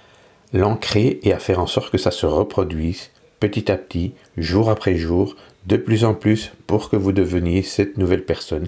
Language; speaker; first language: French; native; French